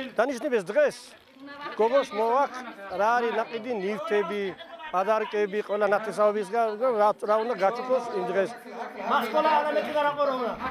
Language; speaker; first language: Georgian; non-native, local second language; Avaric